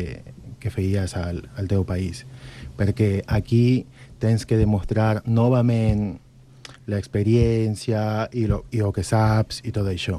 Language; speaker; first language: Catalan; non-native, fluent; Spanish